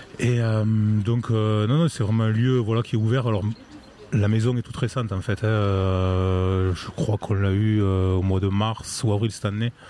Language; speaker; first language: French; native; French